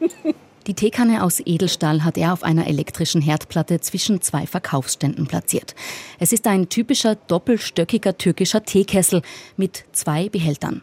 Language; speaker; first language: German; native; German